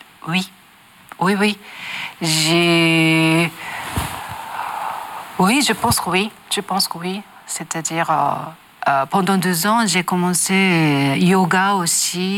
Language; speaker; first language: French; non-native, learner; Japanese